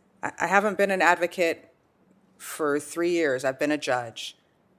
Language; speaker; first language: English; native; English